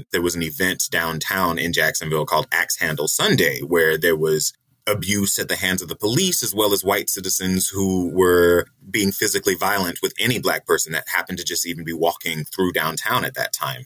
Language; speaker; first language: English; native; English